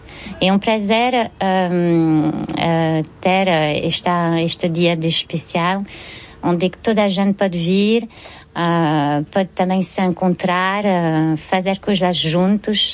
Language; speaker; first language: Portuguese; early bilingual, heritage; French